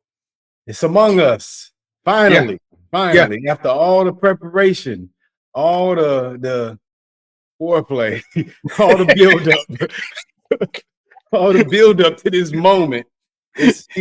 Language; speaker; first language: English; native; English